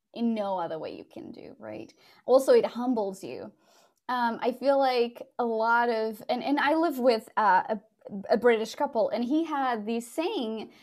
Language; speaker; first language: English; non-native, fluent; Portuguese